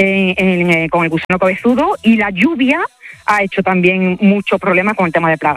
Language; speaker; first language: Spanish; native; Spanish